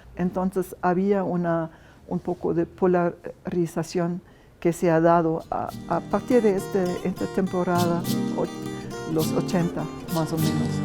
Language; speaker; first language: Spanish; non-native, fluent; German